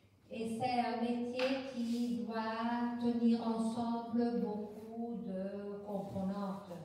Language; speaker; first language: French; non-native, fluent; Italian